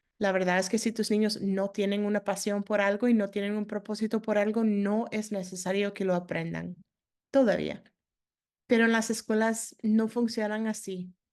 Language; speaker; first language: Spanish; non-native, fluent; English